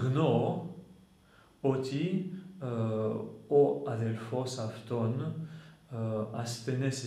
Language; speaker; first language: Greek; non-native, fluent; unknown